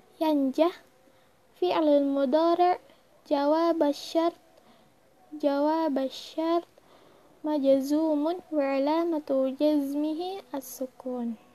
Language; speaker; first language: Arabic; non-native, fluent; Malay